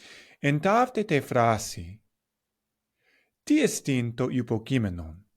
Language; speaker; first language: Greek; non-native, learner; English